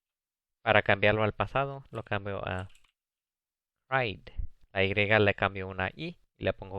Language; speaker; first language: Spanish; early bilingual, heritage; English